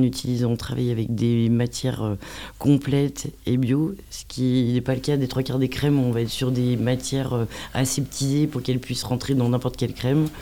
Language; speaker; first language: French; native; French